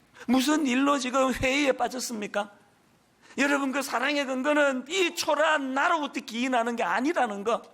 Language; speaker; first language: Korean; native; Korean